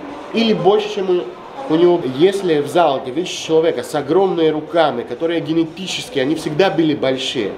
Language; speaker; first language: Russian; non-native, fluent; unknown